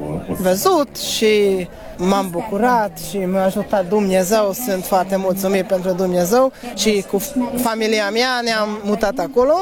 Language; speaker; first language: Romanian; non-native, local second language; Hungarian